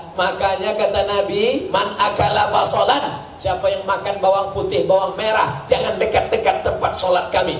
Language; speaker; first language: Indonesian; native; Indonesian